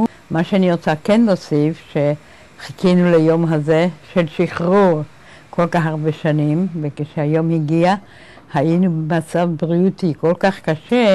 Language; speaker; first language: Hebrew; early bilingual, other home language; Czech